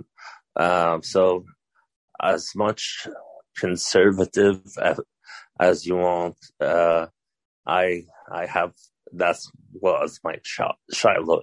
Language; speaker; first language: English; non-native, fluent; Arabic